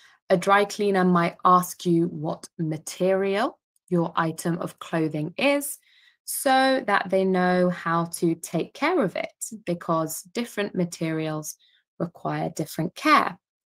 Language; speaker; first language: English; native; English